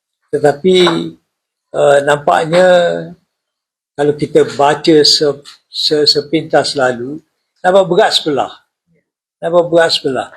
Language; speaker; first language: Malay; native; Malay